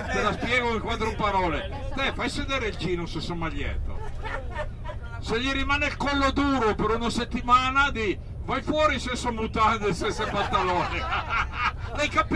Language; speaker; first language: Italian; native; Italian